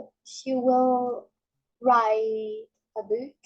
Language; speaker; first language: English; non-native, learner; Spanish